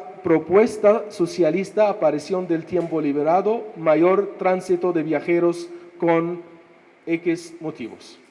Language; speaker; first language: Spanish; non-native, fluent; Arabic